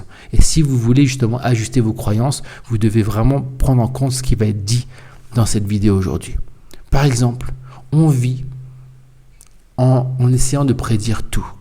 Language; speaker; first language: French; native; French